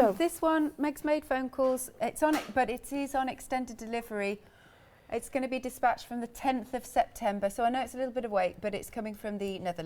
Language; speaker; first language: English; native; English